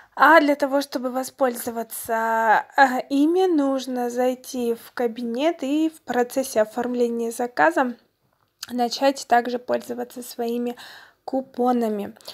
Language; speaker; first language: Russian; non-native, local second language; Armenian